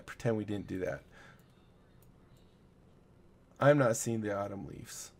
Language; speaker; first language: English; native; English